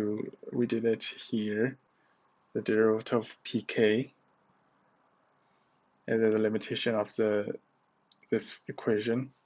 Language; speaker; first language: English; non-native, learner; Chinese